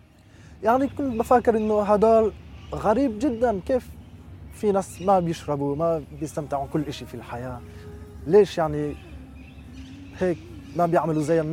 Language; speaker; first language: Arabic; non-native, fluent; French